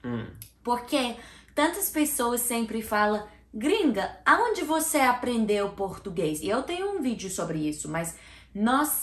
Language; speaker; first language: Portuguese; non-native, learner; English